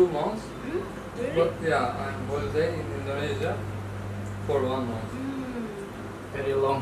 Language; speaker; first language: English; non-native, learner; Indonesian